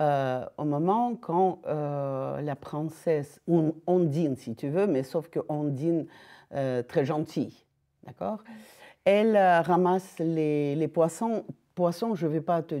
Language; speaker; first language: French; non-native, fluent; Russian